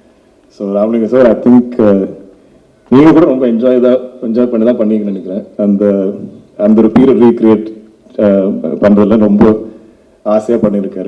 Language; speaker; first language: Tamil; non-native, local second language; Malayalam